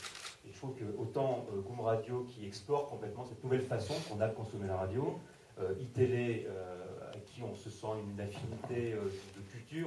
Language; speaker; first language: French; native; French